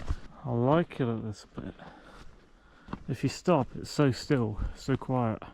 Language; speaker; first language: English; native; English